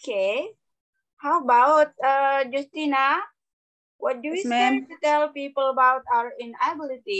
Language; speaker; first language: English; non-native, learner; Indonesian